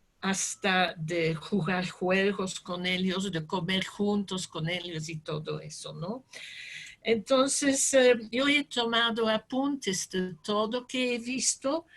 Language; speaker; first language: Spanish; non-native, fluent; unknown